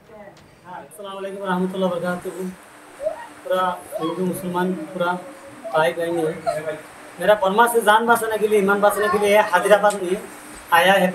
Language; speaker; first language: Hindi; non-native, learner; Rohingya